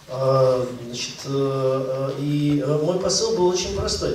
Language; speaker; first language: Russian; native; Russian